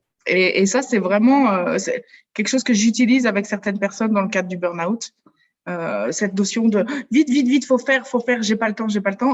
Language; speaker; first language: French; native; French